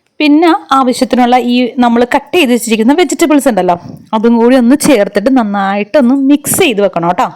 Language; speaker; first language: Malayalam; native; Malayalam